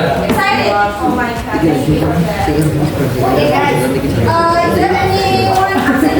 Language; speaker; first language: English; non-native, learner; Indonesian